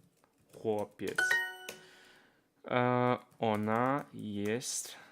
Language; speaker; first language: Polish; non-native, learner; English